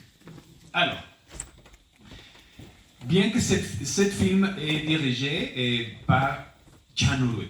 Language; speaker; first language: French; non-native, fluent; Spanish